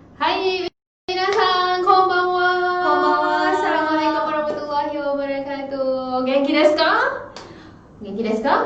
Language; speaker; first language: Malay; native; Malay